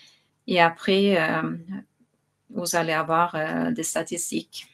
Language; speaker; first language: French; non-native, fluent; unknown